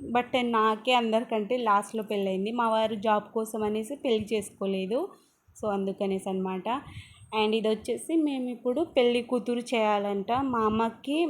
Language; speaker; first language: Telugu; non-native, local second language; Lambadi